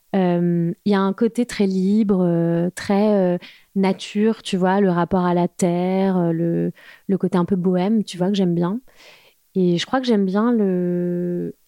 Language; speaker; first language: French; native; French